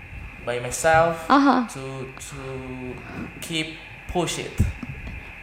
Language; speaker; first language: English; non-native, learner; Indonesian